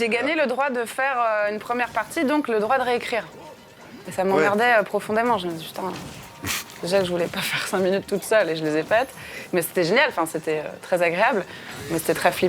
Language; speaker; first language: French; native; French